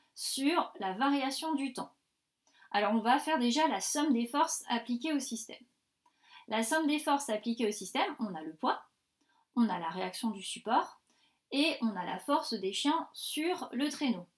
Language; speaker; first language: French; native; French